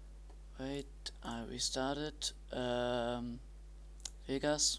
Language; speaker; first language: English; non-native, learner; German